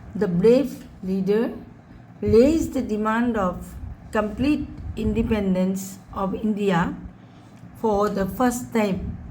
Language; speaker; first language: English; non-native, local second language; Assamese